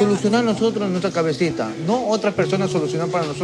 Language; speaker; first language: Spanish; native; Spanish